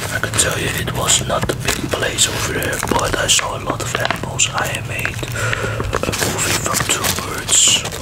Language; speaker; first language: English; non-native, fluent; Dutch